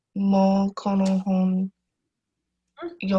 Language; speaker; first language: Japanese; non-native, learner; English